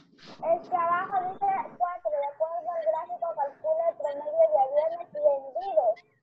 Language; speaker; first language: Spanish; native; Spanish